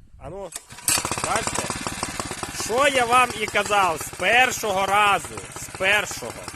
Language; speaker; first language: Ukrainian; native; Ukrainian